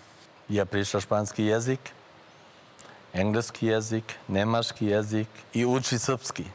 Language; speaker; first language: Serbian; non-native, learner; German